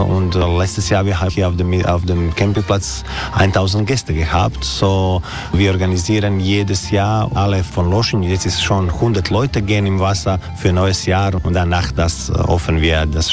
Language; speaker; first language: German; non-native, learner; Croatian